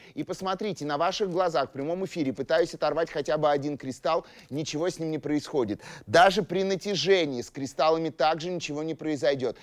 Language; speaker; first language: Russian; native; Russian